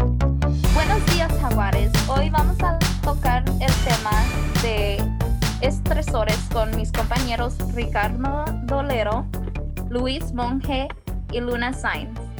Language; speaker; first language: Spanish; early bilingual, heritage; Spanish